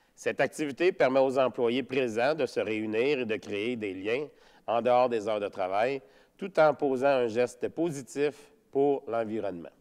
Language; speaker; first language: French; native; French